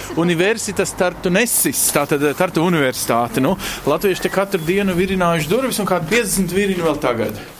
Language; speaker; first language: Latvian; native; Latvian